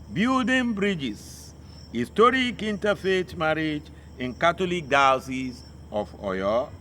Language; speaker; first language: English; non-native, local second language; Yoruba